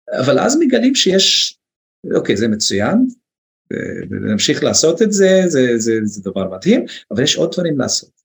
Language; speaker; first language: Hebrew; non-native, local second language; Arabic